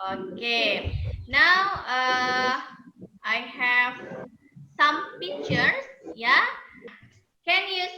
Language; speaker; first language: English; non-native, fluent; Indonesian